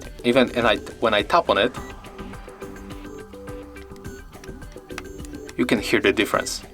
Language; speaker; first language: English; non-native, fluent; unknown